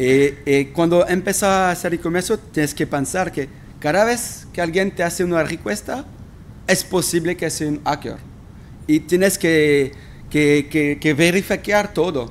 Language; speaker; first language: Spanish; non-native, fluent; French